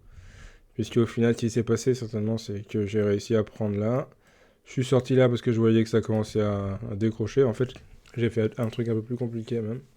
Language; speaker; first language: French; native; French